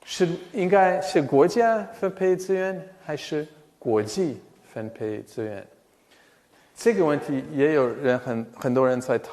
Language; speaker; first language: Chinese; non-native, fluent; English